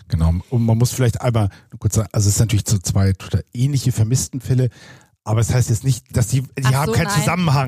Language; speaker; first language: German; native; German